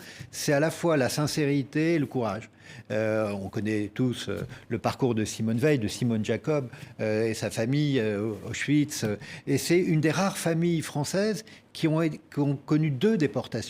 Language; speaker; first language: French; native; French